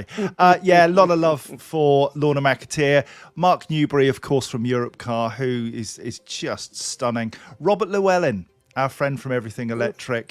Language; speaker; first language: English; native; English